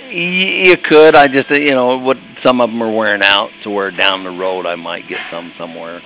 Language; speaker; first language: English; native; English